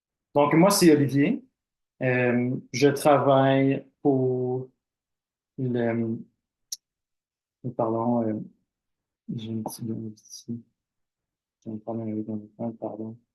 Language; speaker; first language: French; native; French